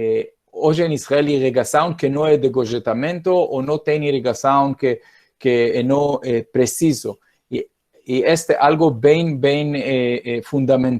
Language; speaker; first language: Portuguese; non-native, fluent; Hebrew